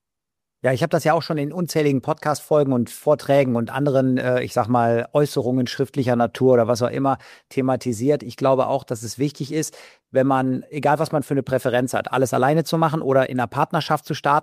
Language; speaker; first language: German; native; German